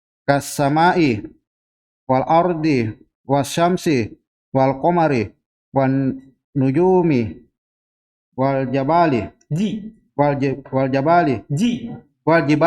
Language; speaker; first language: Arabic; non-native, learner; Indonesian